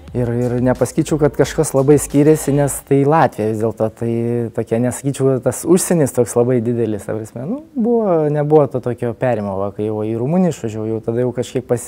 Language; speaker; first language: Lithuanian; native; Lithuanian